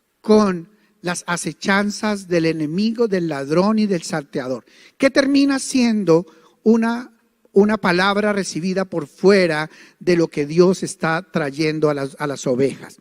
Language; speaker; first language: Spanish; native; Spanish